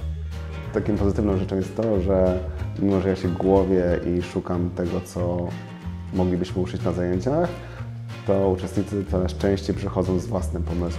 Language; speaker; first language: Polish; native; Polish